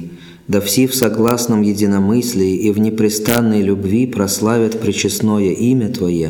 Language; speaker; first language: Russian; native; Russian